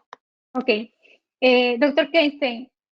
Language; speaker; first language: English; non-native, learner; Spanish